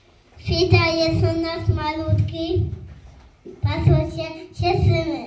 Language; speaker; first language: Polish; native; Polish